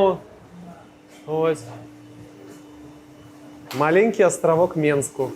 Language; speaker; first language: Belarusian; non-native, local second language; Russian